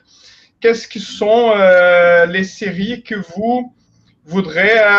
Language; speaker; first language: French; non-native, fluent; Portuguese